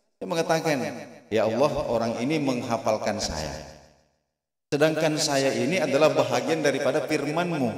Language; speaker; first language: Indonesian; non-native, local second language; Buginese